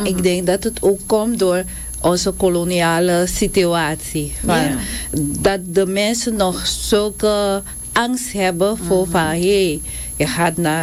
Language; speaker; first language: Dutch; non-native, local second language; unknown